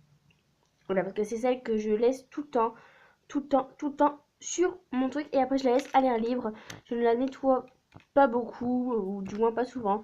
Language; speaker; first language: French; native; French